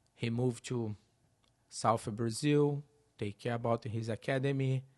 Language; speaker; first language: English; non-native, learner; Portuguese